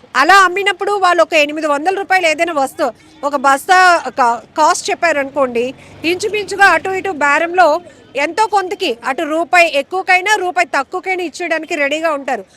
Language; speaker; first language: Telugu; native; Telugu